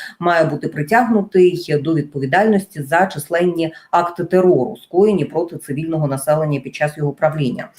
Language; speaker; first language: Ukrainian; native; Ukrainian